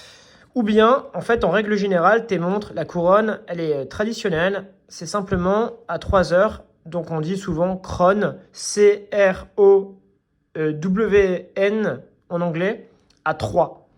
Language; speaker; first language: French; native; French